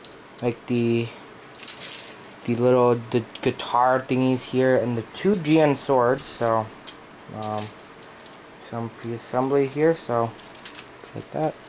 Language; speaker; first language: English; native; English